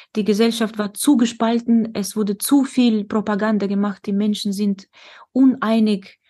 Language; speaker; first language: German; non-native, fluent; Russian